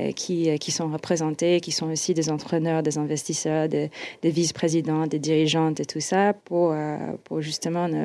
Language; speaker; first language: French; non-native, fluent; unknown